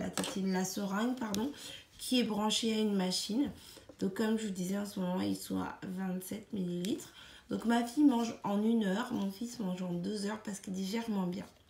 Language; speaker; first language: French; native; French